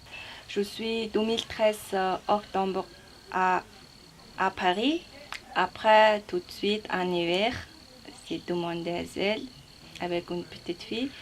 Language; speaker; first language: French; non-native, learner; Mongolian